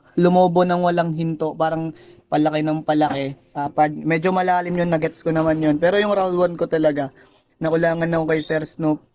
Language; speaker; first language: Filipino; non-native, local second language; Cebuano